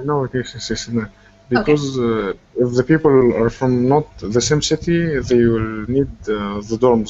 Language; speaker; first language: English; non-native, fluent; Arabic